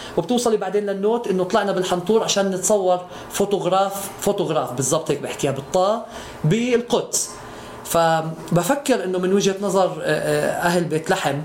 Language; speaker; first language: Arabic; native; Arabic